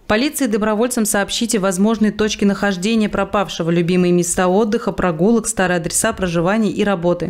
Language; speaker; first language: Russian; native; Russian